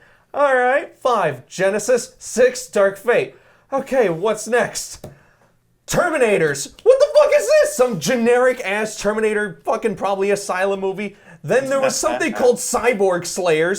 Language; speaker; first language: English; native; English